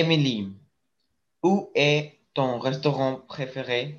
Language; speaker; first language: French; non-native, learner; Spanish